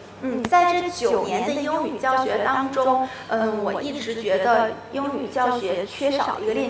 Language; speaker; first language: Chinese; native; Chinese